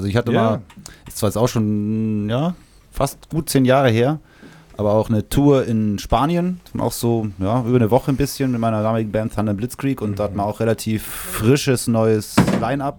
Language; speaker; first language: German; native; German